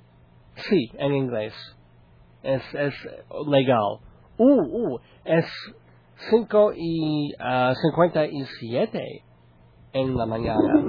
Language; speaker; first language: Spanish; non-native, learner; English